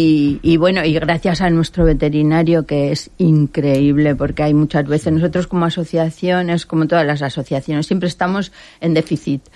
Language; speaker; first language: Spanish; native; Spanish